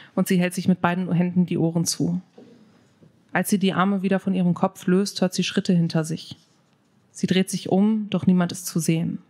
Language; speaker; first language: German; native; German